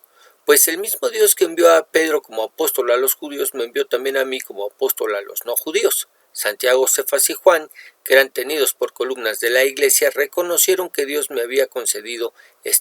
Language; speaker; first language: Spanish; native; Spanish